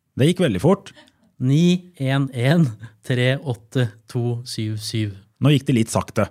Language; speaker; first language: Norwegian; native; Norwegian